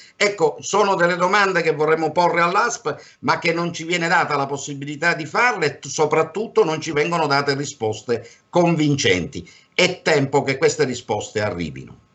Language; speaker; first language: Italian; native; Italian